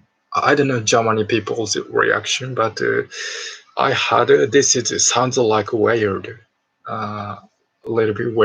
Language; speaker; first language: English; non-native, learner; Japanese